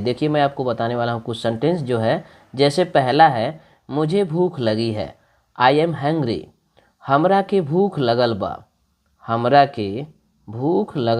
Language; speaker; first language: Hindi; non-native, local second language; Bhojpuri